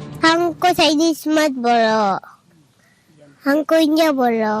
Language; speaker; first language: Hindi; non-native, local second language; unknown